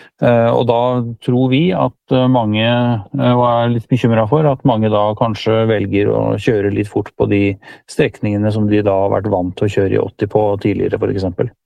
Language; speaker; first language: Norwegian; native; Norwegian